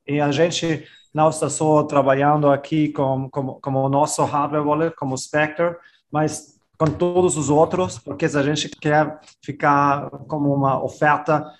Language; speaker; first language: Portuguese; non-native, fluent; German